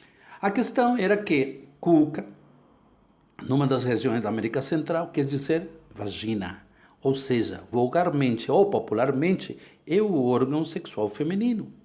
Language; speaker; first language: Portuguese; non-native, fluent; Spanish